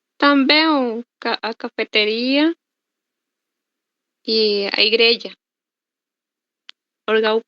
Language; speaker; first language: Portuguese; non-native, learner; Spanish